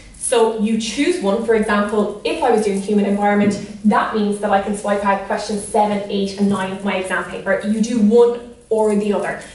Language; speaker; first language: English; native; English